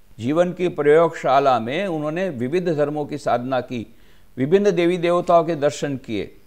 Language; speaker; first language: Hindi; non-native, local second language; Gujarati